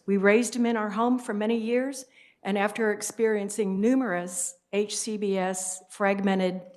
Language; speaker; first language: English; native; English